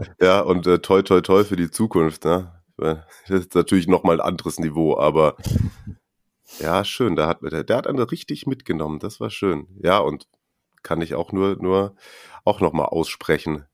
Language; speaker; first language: German; native; German